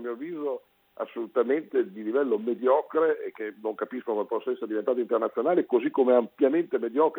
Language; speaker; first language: Italian; native; Italian